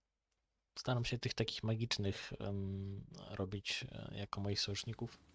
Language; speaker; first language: Polish; native; Polish